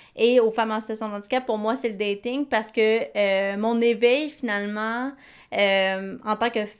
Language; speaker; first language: French; native; French